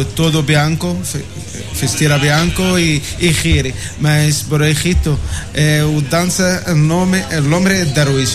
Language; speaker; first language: Spanish; non-native, learner; Arabic